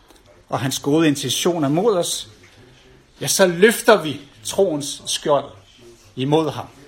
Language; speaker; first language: Danish; native; Danish